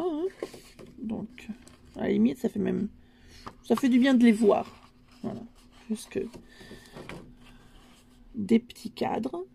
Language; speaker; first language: French; native; French